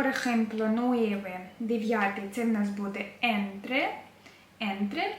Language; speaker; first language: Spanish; non-native, fluent; Ukrainian